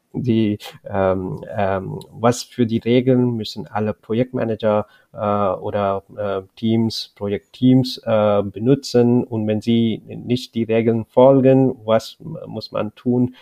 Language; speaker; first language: German; non-native, learner; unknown